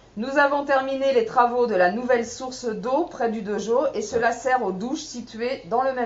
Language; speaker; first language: French; native; French